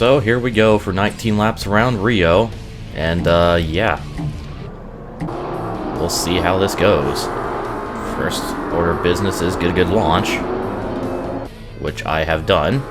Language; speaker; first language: English; native; English